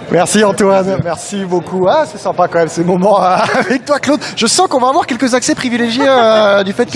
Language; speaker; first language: French; native; French